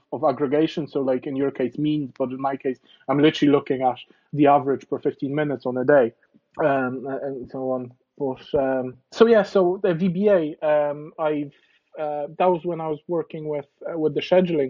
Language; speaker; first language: English; non-native, fluent; Polish